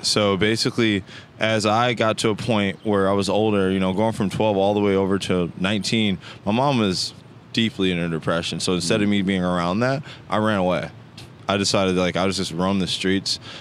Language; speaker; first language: English; native; English